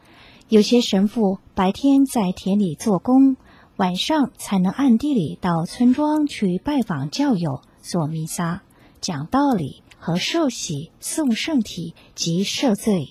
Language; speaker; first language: Chinese; native; Chinese